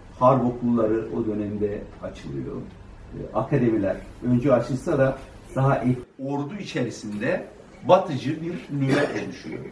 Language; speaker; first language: Turkish; native; Turkish